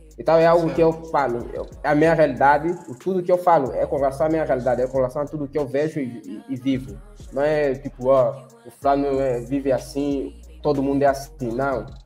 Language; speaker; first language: Portuguese; native; Portuguese